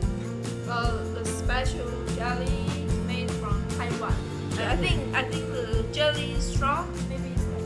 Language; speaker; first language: English; non-native, learner; Chinese